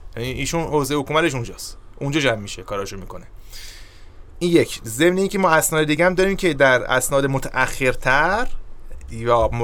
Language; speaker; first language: Persian; native; Persian